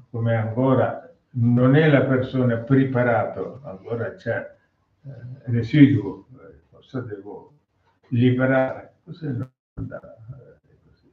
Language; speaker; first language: Italian; non-native, learner; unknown